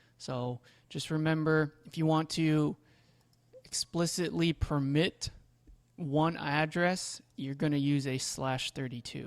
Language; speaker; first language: English; native; English